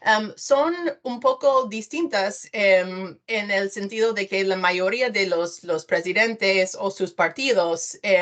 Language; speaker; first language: Spanish; non-native, fluent; English